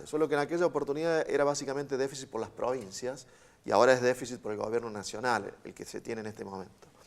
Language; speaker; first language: Spanish; native; Spanish